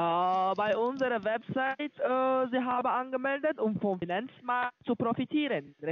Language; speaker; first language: German; non-native, learner; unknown